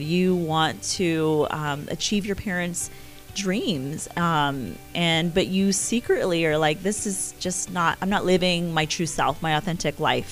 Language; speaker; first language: English; early bilingual, other home language; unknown